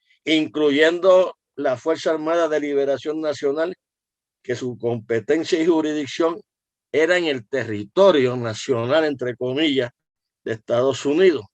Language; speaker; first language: Spanish; native; Spanish